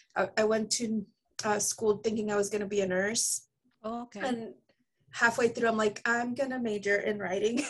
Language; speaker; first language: English; early bilingual, other home language; Spanish